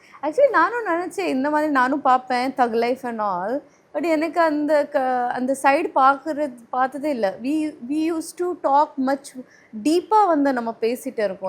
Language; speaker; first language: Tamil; non-native, learner; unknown